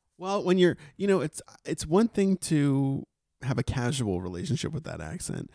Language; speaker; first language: English; native; English